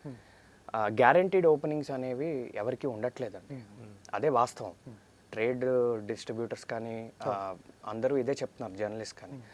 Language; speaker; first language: Telugu; native; Telugu